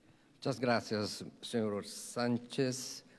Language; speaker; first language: Spanish; non-native, fluent; Portuguese